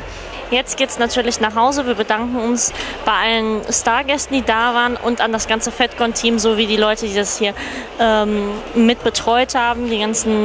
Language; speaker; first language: German; native; German